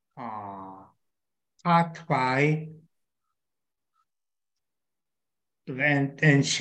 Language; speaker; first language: English; non-native, learner; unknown